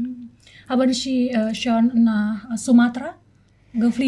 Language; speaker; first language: German; non-native, learner; Indonesian